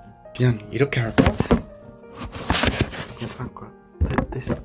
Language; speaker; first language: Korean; early bilingual, heritage; English